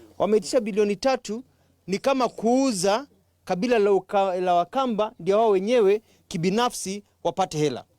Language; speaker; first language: Swahili; non-native, local second language; Kamba